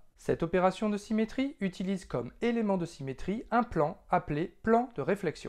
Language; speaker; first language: French; native; French